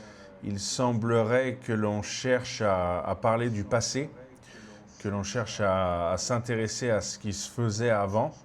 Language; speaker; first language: French; native; French